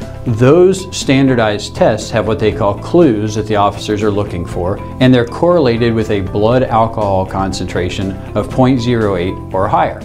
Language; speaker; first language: English; native; English